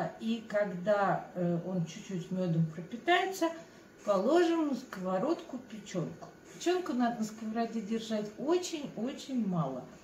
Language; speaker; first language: Russian; native; Russian